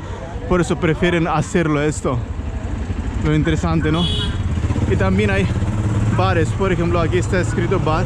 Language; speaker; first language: Spanish; non-native, learner; Hindi